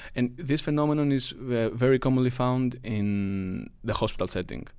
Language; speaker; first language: English; non-native, fluent; Greek